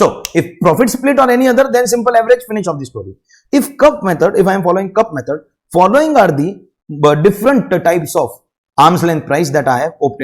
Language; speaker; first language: English; non-native, local second language; Hindi